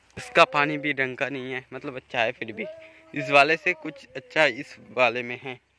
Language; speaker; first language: Hindi; non-native, local second language; Bangla